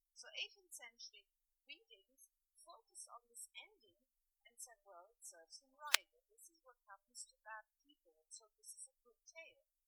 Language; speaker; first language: English; non-native, fluent; German